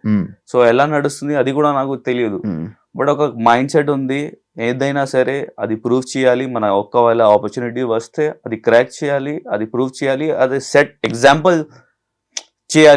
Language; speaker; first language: Telugu; non-native, learner; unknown